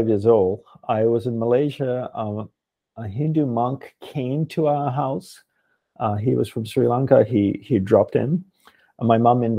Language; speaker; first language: English; non-native, local second language; Tamil